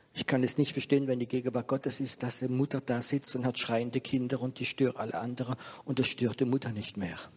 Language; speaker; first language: German; non-native, fluent; French